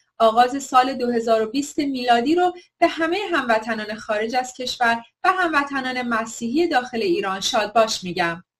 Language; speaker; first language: Persian; native; Persian